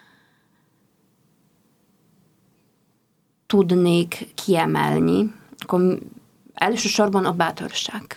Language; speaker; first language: Hungarian; non-native, fluent; Polish